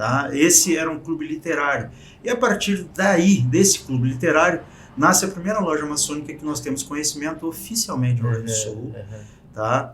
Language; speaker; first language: Portuguese; native; Portuguese